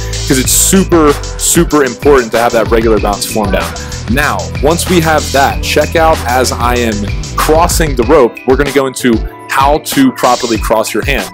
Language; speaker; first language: English; native; English